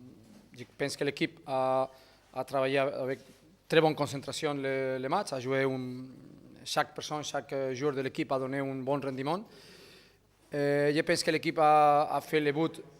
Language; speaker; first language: French; non-native, fluent; Spanish